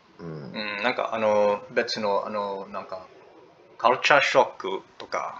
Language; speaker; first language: Japanese; non-native, learner; English